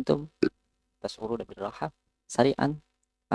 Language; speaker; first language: Arabic; non-native, learner; Indonesian